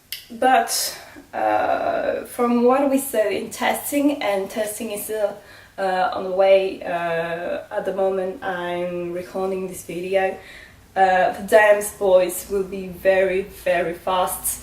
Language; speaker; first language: English; non-native, fluent; French